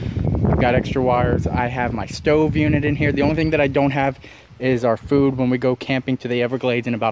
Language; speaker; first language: English; native; English